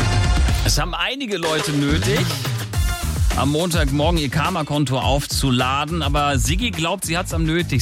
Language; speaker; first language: German; native; German